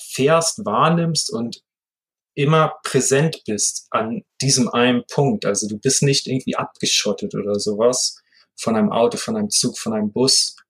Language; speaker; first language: German; native; German